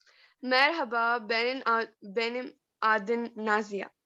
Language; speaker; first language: Turkish; non-native, learner; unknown